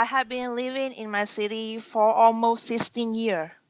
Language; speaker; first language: English; non-native, learner; Vietnamese